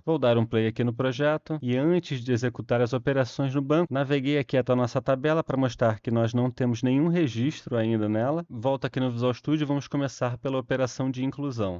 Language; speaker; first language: Portuguese; native; Portuguese